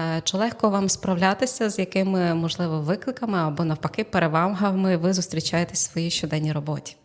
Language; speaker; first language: Ukrainian; native; Ukrainian